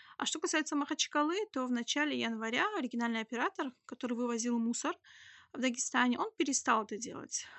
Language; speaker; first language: Russian; native; Russian